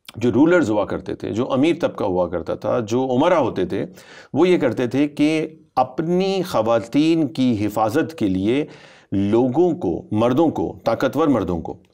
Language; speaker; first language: Urdu; native; Urdu